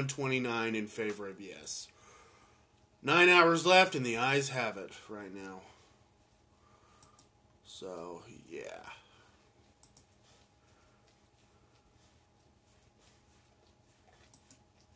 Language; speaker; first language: English; native; English